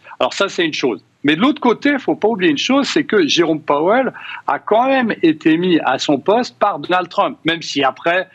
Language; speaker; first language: French; native; French